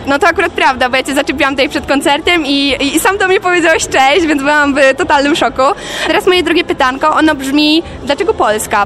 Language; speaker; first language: Polish; native; Polish